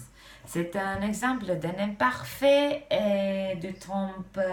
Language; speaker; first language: French; non-native, fluent; Romanian